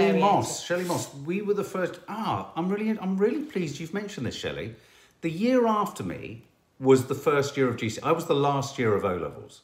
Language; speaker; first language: English; native; English